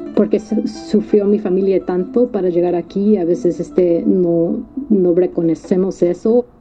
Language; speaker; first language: Spanish; early bilingual, heritage; Spanish